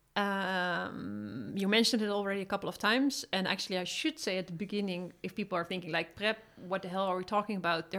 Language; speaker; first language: English; non-native, fluent; Dutch